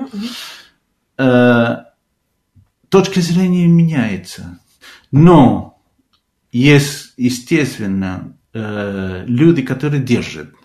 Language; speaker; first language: Russian; non-native, fluent; Spanish